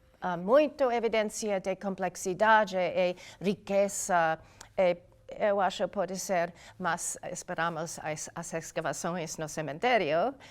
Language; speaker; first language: Portuguese; non-native, learner; English